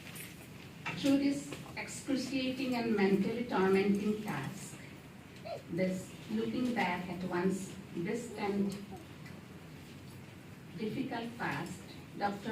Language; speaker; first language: English; non-native, local second language; Assamese